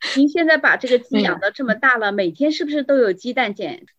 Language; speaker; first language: Chinese; native; Chinese